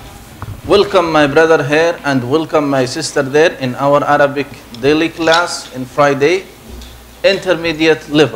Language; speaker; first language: English; non-native, fluent; Arabic